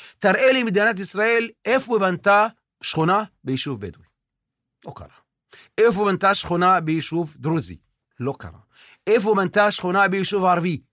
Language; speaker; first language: Hebrew; non-native, local second language; Arabic